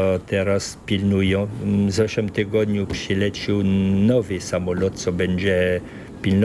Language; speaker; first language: Polish; early bilingual, heritage; Polish